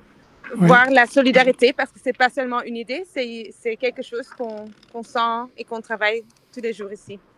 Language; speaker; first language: French; non-native, fluent; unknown